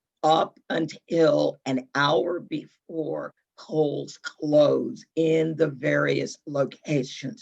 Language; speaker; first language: English; native; English